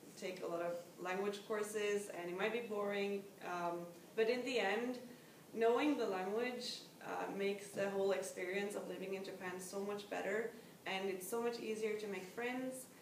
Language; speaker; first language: English; non-native, fluent; Norwegian